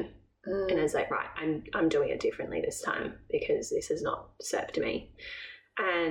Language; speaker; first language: English; native; English